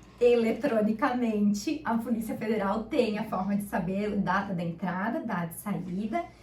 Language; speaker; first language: Portuguese; native; Portuguese